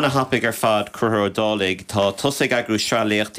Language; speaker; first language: Irish; native; Irish